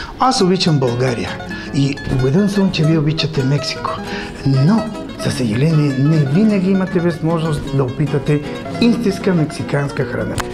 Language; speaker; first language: Bulgarian; non-native, fluent; Spanish